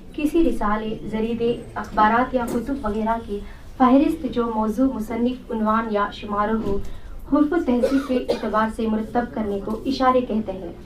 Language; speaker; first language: Urdu; non-native, local second language; Telugu